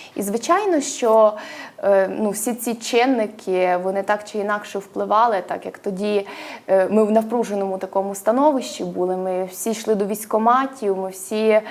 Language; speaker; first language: Ukrainian; native; Ukrainian